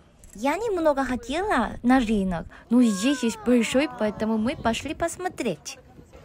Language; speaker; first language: Russian; non-native, learner; Korean